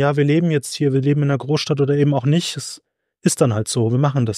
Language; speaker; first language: German; native; German